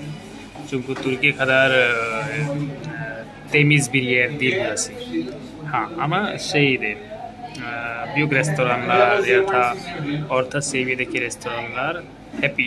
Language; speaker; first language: Turkish; non-native, fluent; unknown